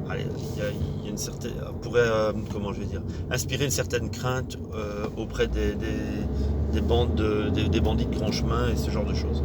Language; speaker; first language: French; native; French